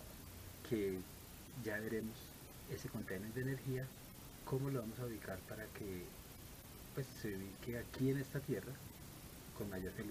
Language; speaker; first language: Spanish; native; Spanish